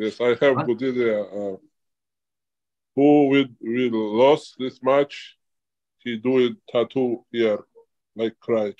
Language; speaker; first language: English; non-native, learner; Georgian